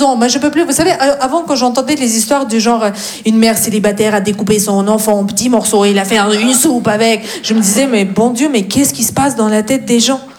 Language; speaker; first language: French; non-native, fluent; Russian